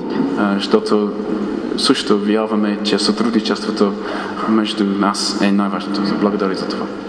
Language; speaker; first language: Bulgarian; non-native, fluent; English